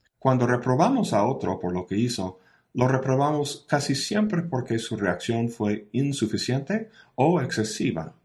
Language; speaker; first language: Spanish; non-native, fluent; English